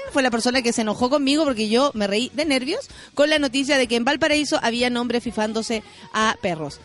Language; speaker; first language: Spanish; native; Spanish